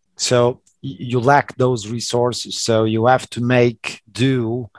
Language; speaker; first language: English; non-native, fluent; Portuguese